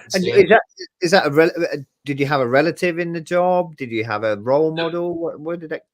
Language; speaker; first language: English; native; English